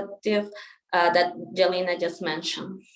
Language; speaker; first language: English; non-native, local second language; Spanish